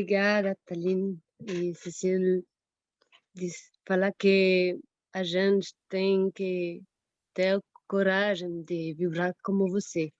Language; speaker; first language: Portuguese; non-native, fluent; French